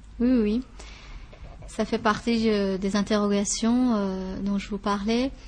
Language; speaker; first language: French; early bilingual, other home language; Persian